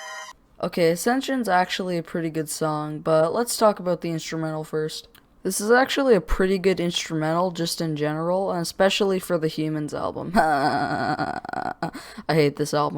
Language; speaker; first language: English; native; English